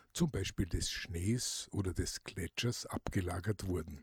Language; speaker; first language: German; native; German